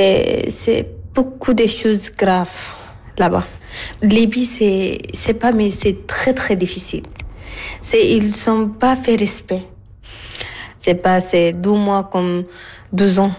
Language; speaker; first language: French; non-native, learner; Arabic